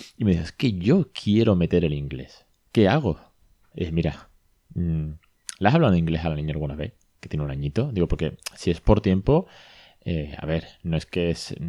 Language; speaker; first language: Spanish; native; Spanish